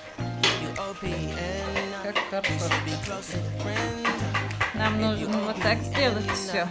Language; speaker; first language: Russian; non-native, learner; Tajik